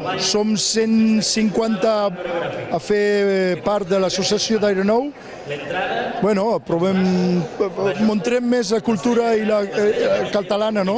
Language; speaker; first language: Catalan; non-native, local second language; French